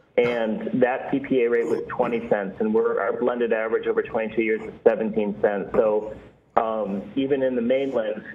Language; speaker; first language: English; native; English